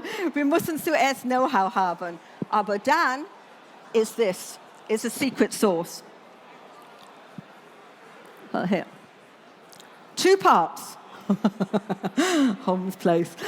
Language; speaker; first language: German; non-native, learner; English